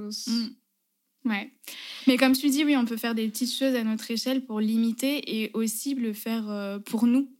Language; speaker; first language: French; native; French